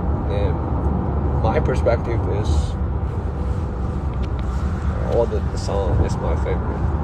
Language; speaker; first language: English; non-native, fluent; Chinese